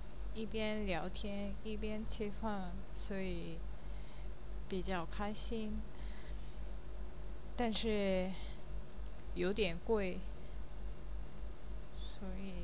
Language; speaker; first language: Chinese; non-native, learner; Japanese